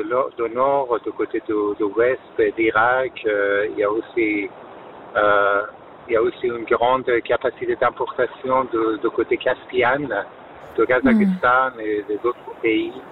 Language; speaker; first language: French; non-native, fluent; Persian